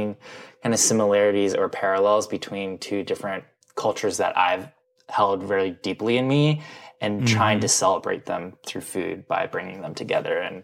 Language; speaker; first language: English; native; English